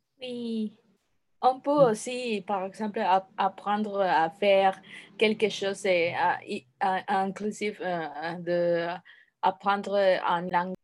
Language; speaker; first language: French; non-native, learner; Spanish